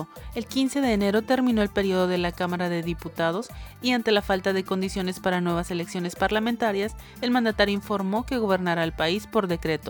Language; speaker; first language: Spanish; native; Spanish